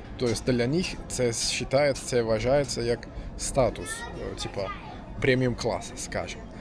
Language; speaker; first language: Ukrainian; non-native, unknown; Turkish